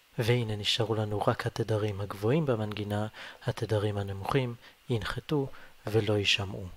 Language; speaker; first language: Hebrew; native; Hebrew